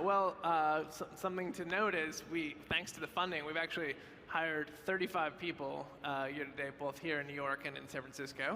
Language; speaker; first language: English; native; English